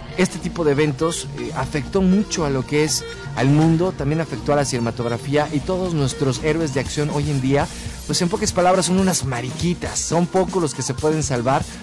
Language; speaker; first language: Spanish; native; Spanish